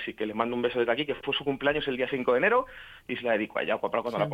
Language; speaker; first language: Spanish; native; Spanish